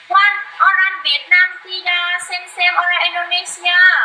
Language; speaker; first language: Indonesian; non-native, learner; Vietnamese